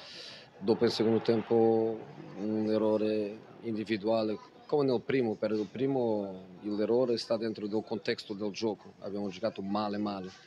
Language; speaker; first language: Italian; non-native, fluent; Portuguese